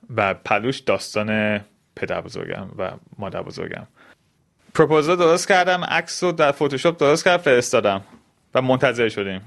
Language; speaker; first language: Persian; early bilingual, heritage; Persian